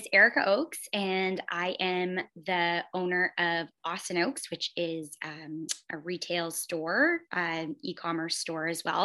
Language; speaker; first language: English; native; English